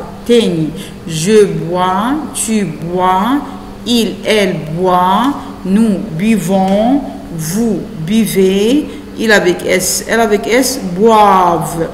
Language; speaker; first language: French; non-native, fluent; Arabic